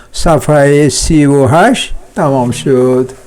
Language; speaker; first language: Persian; non-native, fluent; Kashmiri